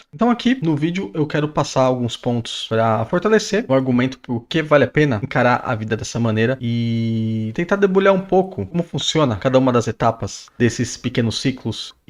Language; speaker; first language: Portuguese; native; Portuguese